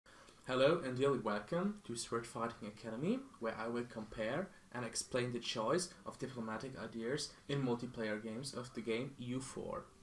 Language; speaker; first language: English; non-native, fluent; German